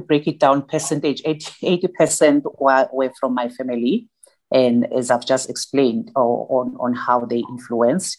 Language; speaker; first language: English; non-native, local second language; Zulu